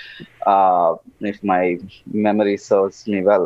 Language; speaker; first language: English; non-native, local second language; Telugu